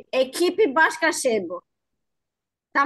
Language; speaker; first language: Turkish; non-native, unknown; Albanian